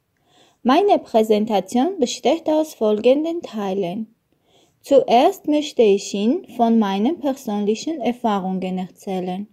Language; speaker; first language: German; non-native, learner; Armenian